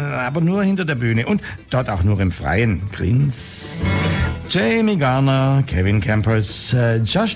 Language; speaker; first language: German; native; German